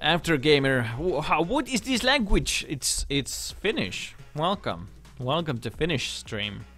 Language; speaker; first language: English; non-native, fluent; Finnish